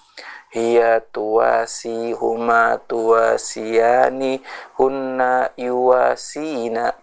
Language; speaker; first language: Arabic; non-native, fluent; Indonesian